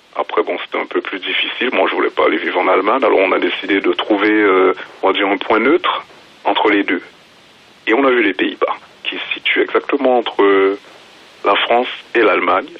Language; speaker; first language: French; native; French